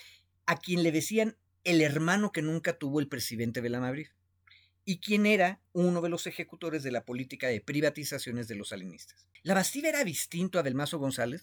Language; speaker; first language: Spanish; native; Spanish